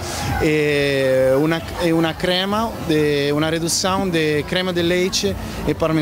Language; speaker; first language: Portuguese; non-native, learner; Italian